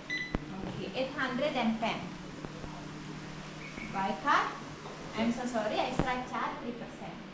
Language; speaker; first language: English; non-native, learner; Balinese